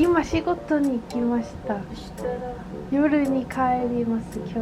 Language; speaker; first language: Japanese; non-native, learner; Korean